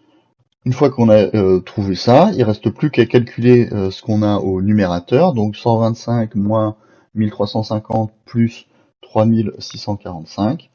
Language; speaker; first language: French; native; French